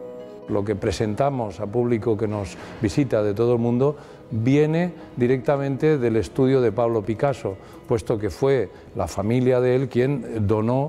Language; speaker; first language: Spanish; native; Spanish